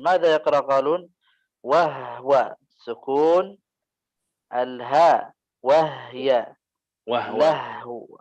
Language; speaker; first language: Arabic; native; Arabic